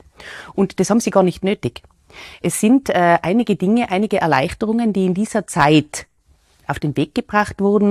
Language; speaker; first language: German; native; German